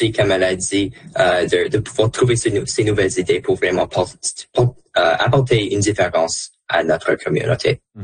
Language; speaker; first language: French; non-native, local second language; English